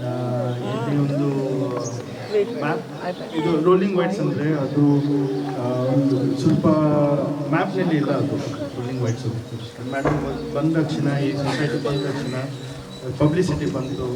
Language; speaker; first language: Kannada; non-native, learner; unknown